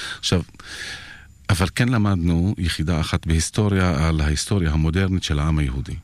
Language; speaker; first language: Hebrew; non-native, local second language; Arabic